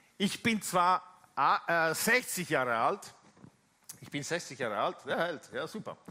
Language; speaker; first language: German; non-native, fluent; Italian